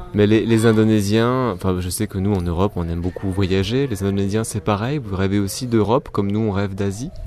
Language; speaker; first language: French; native; French